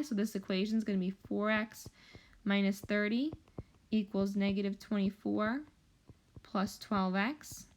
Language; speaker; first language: English; native; English